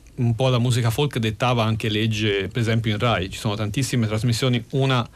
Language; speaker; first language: Italian; native; Italian